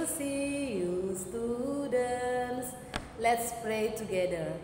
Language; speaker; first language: English; non-native, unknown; Indonesian